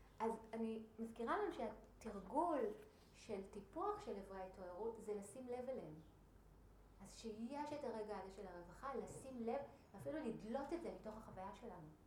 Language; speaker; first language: Hebrew; native; Hebrew